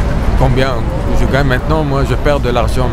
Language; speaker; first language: French; non-native, fluent; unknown